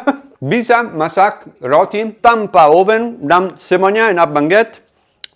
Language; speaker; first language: Indonesian; non-native, learner; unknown